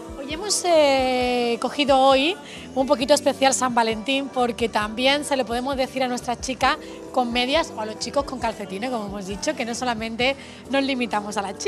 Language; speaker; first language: Spanish; native; Spanish